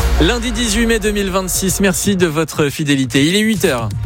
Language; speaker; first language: French; native; French